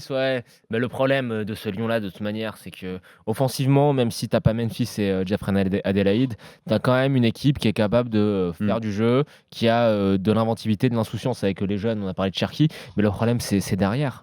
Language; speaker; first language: French; native; French